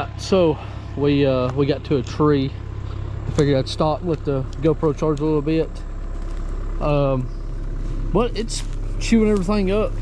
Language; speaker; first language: English; native; English